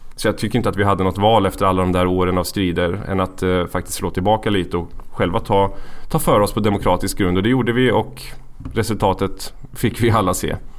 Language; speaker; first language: Swedish; native; Swedish